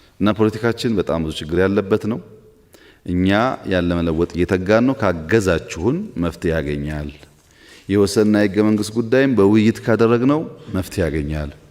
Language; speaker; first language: Amharic; non-native, local second language; Oromo